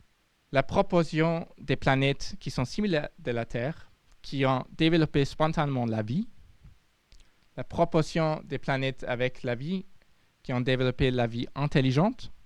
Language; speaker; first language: French; non-native, fluent; German